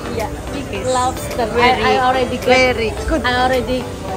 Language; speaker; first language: English; non-native, learner; Indonesian